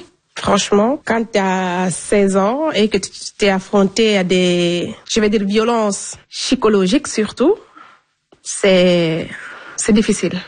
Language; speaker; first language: French; non-native, local second language; Fula